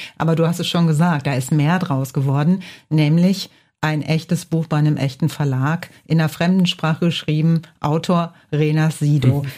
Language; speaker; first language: German; native; German